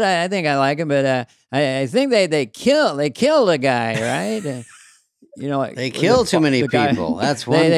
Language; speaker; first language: English; native; English